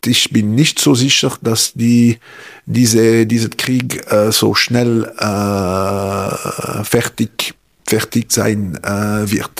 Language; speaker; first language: German; non-native, local second language; French